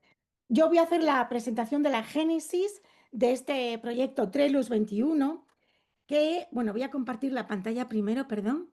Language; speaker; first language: Spanish; native; Spanish